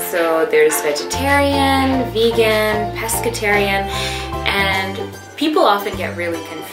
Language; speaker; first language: English; early bilingual, other home language; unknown